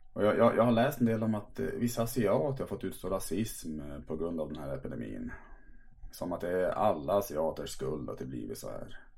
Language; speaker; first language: Swedish; native; Swedish